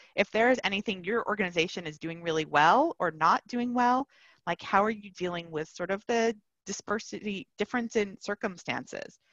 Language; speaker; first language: English; native; English